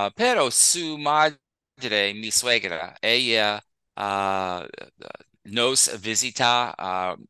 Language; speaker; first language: Spanish; non-native, fluent; English